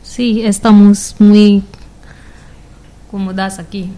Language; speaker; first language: Spanish; non-native, learner; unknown